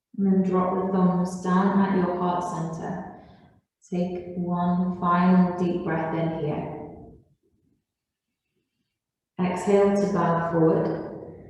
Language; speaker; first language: English; native; English